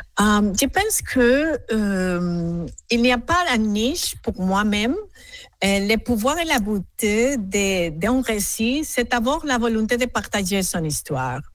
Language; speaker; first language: French; non-native, fluent; Spanish